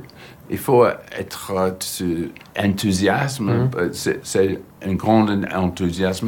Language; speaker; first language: French; non-native, fluent; English